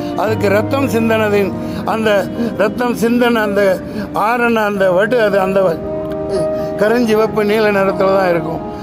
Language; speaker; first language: Tamil; native; Tamil